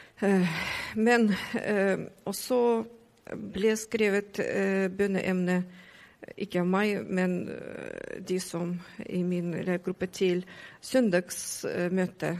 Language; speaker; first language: Norwegian; non-native, learner; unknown